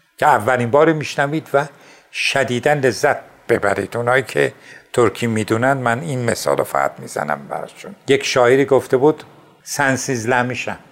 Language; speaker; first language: Persian; non-native, local second language; Azerbaijani